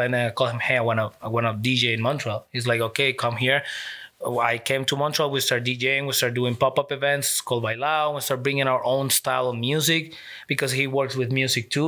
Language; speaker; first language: English; non-native, fluent; Spanish